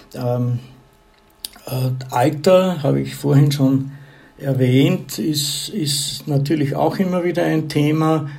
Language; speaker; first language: German; native; German